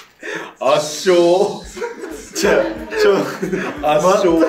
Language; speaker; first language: Japanese; native; Japanese